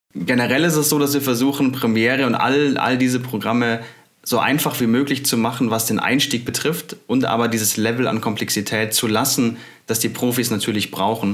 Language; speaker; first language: German; native; German